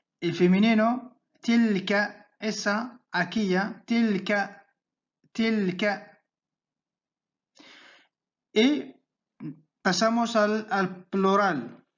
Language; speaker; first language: Spanish; non-native, fluent; Arabic